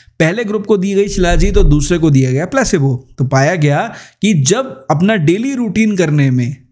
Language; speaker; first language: Hindi; native; Hindi